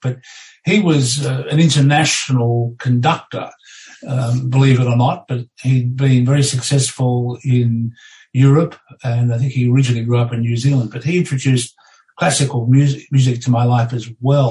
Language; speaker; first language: English; native; English